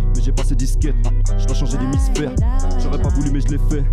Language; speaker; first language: French; native; French